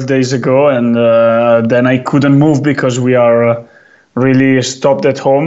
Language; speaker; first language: English; non-native, fluent; Italian